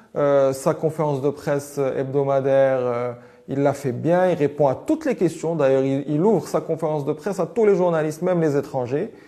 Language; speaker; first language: French; non-native, local second language; Arabic